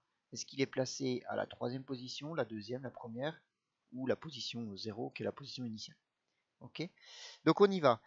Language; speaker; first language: French; native; French